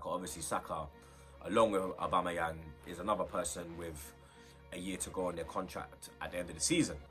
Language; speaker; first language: English; native; English